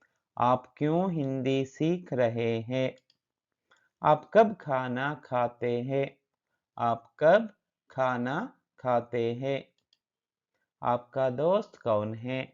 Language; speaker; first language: Hindi; non-native, fluent; Kannada